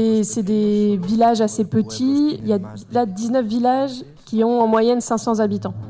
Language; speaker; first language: French; native; French